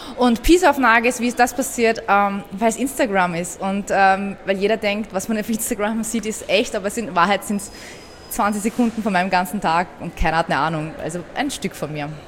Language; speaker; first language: German; early bilingual, other home language; Persian